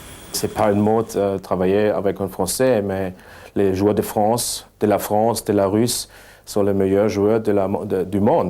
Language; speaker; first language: French; non-native, fluent; German